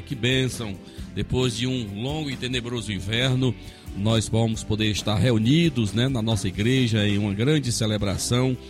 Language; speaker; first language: Portuguese; native; Portuguese